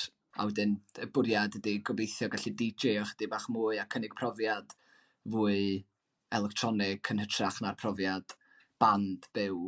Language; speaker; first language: Welsh; native; Welsh